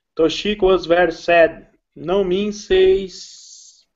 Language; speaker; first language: English; non-native, learner; Portuguese